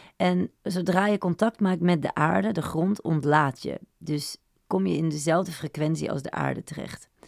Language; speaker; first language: Dutch; native; Dutch